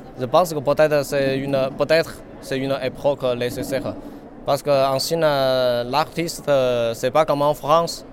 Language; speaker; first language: French; non-native, learner; Chinese